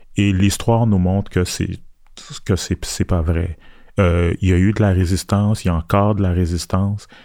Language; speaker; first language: French; early bilingual, other home language; Haitian Creole